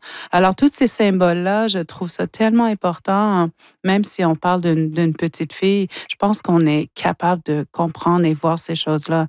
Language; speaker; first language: French; non-native, local second language; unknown